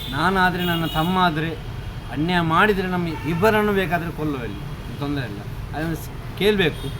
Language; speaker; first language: Kannada; native; Kannada